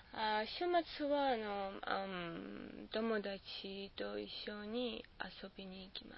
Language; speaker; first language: Japanese; non-native, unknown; Georgian